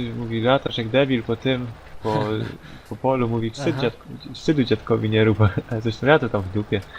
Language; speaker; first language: Polish; native; Polish